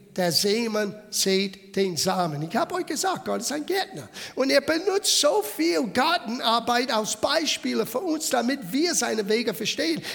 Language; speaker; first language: German; non-native, fluent; English